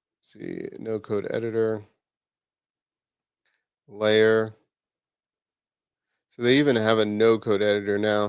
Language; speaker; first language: English; native; English